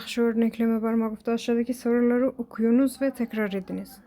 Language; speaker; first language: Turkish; non-native, fluent; Persian